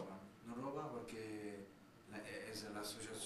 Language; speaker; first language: Spanish; non-native, learner; Italian